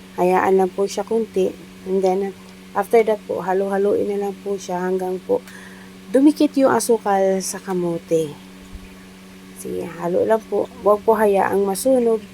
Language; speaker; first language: Filipino; non-native, local second language; Iloko